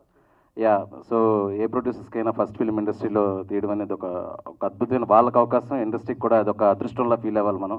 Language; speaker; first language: Telugu; native; Telugu